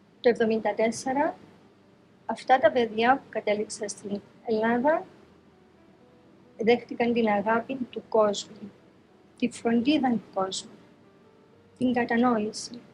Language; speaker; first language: Greek; native; Greek